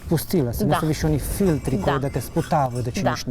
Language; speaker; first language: Bosnian; native; Bosnian